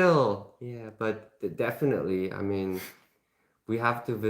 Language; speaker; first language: English; non-native, fluent; Korean